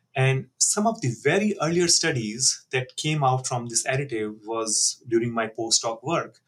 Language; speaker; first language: English; non-native, local second language; Hindi